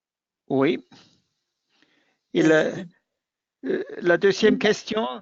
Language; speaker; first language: French; non-native, fluent; German